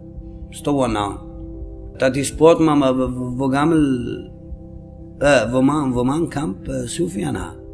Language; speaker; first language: Danish; non-native, fluent; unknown